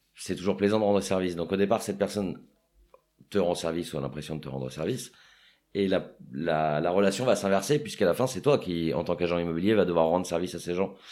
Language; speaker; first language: French; native; French